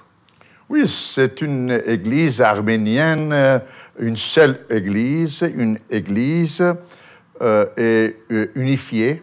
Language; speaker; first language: French; non-native, fluent; Armenian